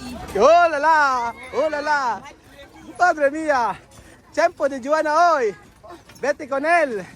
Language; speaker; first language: Spanish; non-native, learner; Filipino